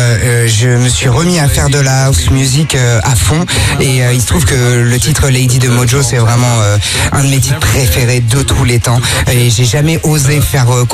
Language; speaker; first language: French; non-native, fluent; Dutch